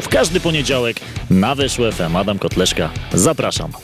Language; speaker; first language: Polish; native; Polish